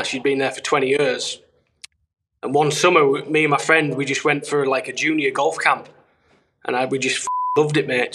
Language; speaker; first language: English; native; English